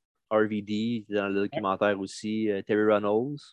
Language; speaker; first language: French; native; French